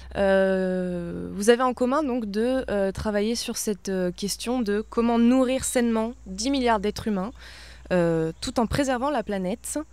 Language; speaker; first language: French; native; French